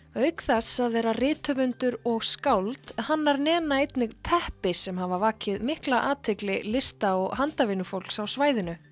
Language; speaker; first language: Icelandic; native; Icelandic